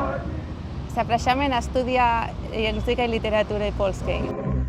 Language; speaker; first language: Polish; non-native, fluent; Catalan